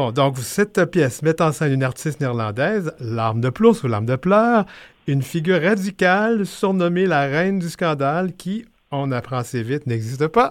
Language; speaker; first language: French; native; French